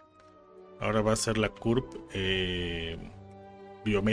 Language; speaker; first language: Spanish; native; Spanish